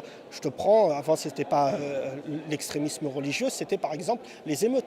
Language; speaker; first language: French; native; French